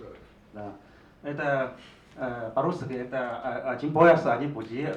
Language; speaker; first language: Russian; non-native, learner; Chinese